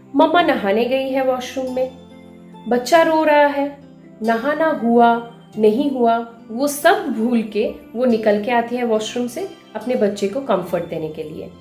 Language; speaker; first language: Hindi; non-native, local second language; Bangla